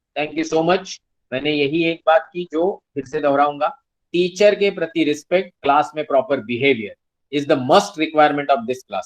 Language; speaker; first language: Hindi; non-native, local second language; Marathi